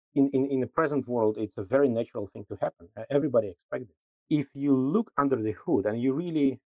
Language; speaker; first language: English; non-native, fluent; Russian